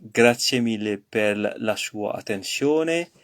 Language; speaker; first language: Italian; non-native, learner; French